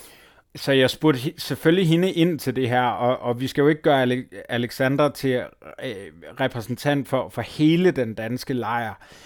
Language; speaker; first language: Danish; native; Danish